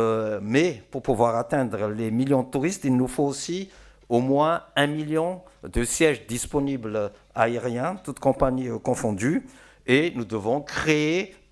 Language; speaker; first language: French; non-native, local second language; Malagasy